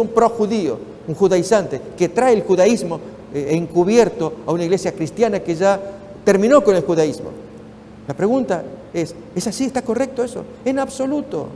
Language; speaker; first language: Spanish; native; Spanish